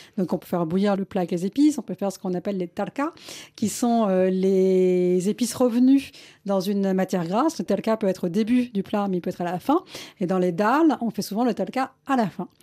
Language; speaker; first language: French; early bilingual, other home language; Malayalam